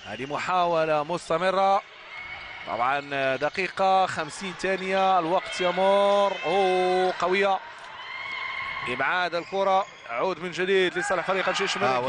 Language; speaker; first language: Arabic; native; Arabic